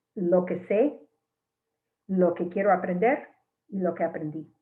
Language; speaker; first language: Spanish; early bilingual, heritage; Spanish